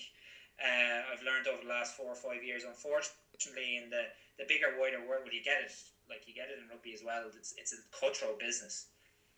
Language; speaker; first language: English; native; English